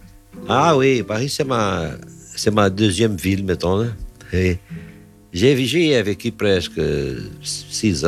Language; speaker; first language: French; non-native, fluent; Portuguese